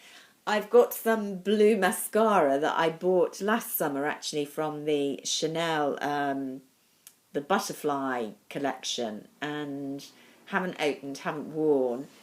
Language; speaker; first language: English; native; English